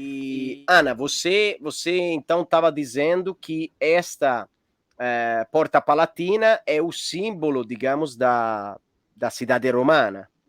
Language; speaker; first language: Portuguese; non-native, fluent; Italian